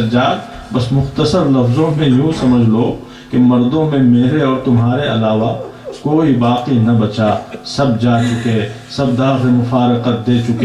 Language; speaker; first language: Urdu; native; Urdu